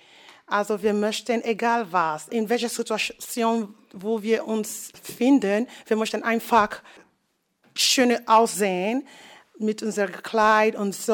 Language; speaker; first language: German; non-native, learner; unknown